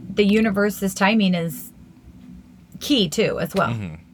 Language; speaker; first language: English; native; English